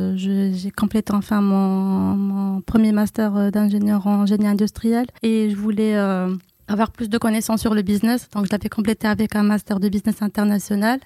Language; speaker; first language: French; non-native, local second language; Arabic